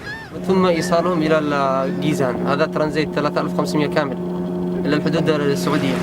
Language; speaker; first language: Arabic; native; Arabic